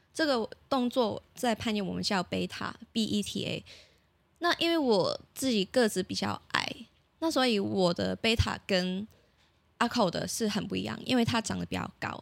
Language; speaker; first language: Chinese; non-native, local second language; Cantonese